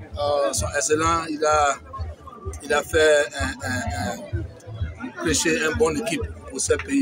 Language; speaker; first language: French; non-native, fluent; English